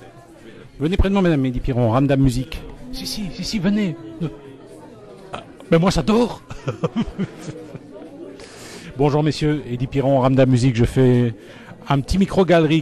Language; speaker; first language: French; native; French